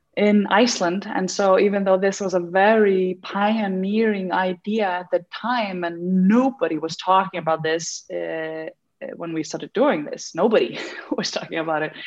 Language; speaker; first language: English; non-native, fluent; Icelandic